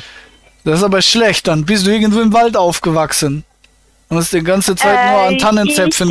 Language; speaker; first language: German; native; German